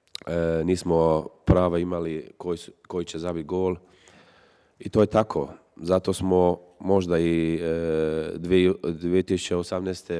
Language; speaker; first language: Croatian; early bilingual, heritage; Croatian